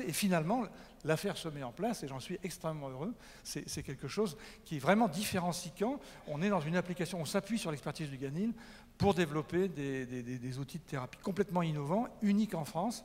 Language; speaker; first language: French; native; French